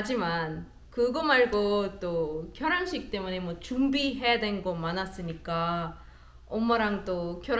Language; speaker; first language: Korean; non-native, learner; German